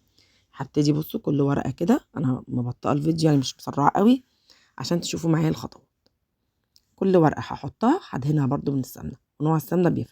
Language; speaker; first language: Arabic; native; Arabic